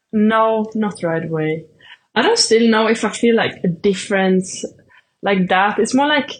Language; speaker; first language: English; non-native, fluent; Swedish